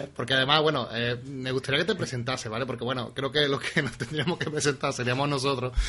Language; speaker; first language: Spanish; native; Spanish